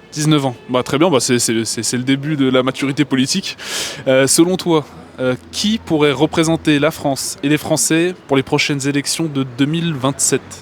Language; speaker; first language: French; native; French